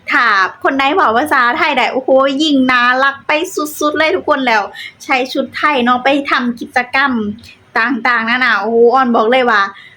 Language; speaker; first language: Thai; native; Thai